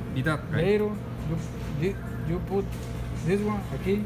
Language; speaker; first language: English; non-native, learner; Spanish